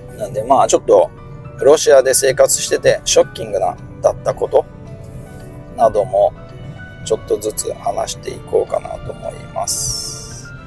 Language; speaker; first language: Japanese; native; Japanese